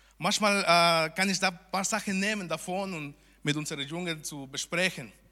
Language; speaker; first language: German; non-native, fluent; Spanish